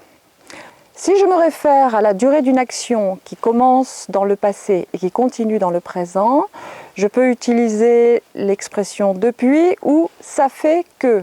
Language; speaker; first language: French; native; French